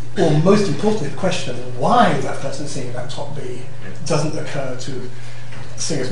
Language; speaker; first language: English; native; English